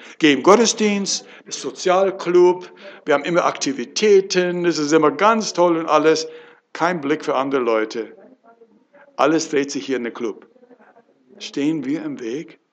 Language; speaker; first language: German; non-native, fluent; English